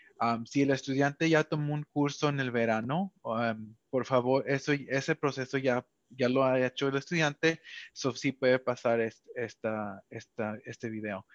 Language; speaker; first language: Spanish; early bilingual, heritage; Spanish